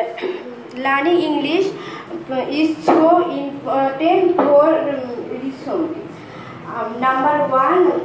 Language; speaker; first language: English; non-native, learner; Bangla